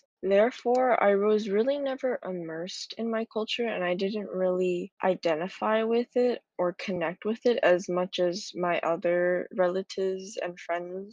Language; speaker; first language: English; native; English